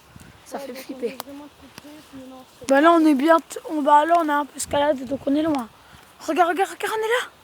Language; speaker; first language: French; native; French